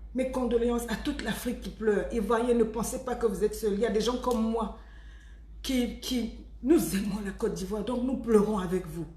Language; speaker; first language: French; native; French